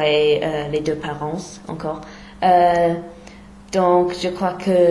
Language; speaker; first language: French; non-native, fluent; English